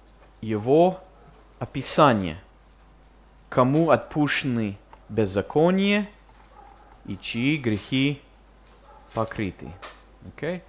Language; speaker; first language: Russian; non-native, fluent; English